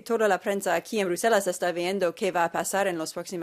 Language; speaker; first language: Spanish; non-native, fluent; English